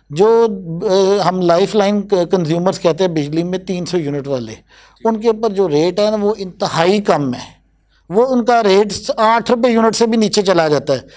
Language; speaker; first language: Urdu; non-native, local second language; Punjabi